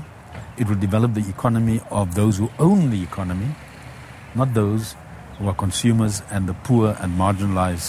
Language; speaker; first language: English; native; English